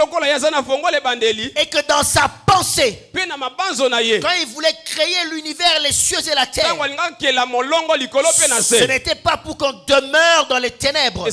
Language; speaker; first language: French; non-native, local second language; Lingala